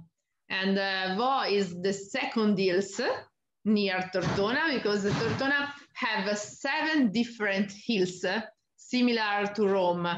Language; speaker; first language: English; non-native, learner; Italian